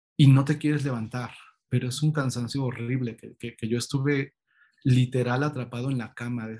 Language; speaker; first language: Spanish; native; Spanish